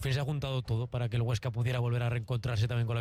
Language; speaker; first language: Spanish; native; Spanish